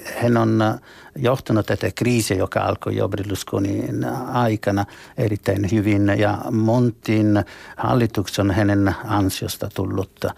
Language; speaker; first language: Finnish; non-native, fluent; Italian